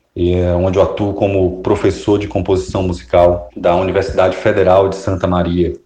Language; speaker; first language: Portuguese; native; Portuguese